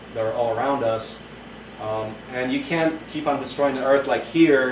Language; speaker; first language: English; non-native, fluent; Polish